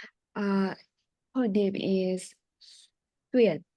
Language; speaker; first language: English; non-native, learner; Vietnamese